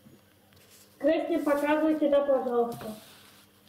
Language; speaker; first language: Russian; non-native, fluent; Lezghian